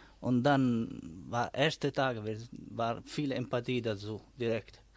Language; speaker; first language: German; non-native, learner; Italian